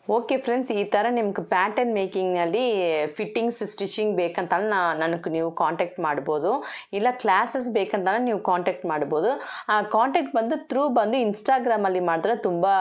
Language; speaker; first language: Kannada; non-native, local second language; Tamil